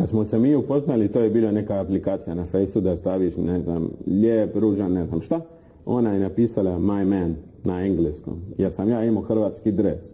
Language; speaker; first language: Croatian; non-native, fluent; Spanish